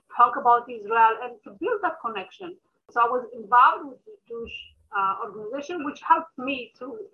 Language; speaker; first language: English; early bilingual, other home language; Amharic